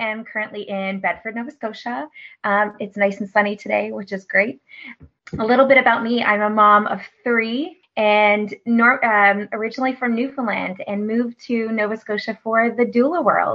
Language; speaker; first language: English; native; English